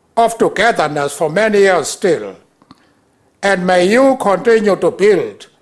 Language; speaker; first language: English; non-native, local second language; Xhosa